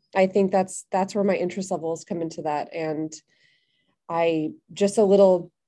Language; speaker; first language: English; native; English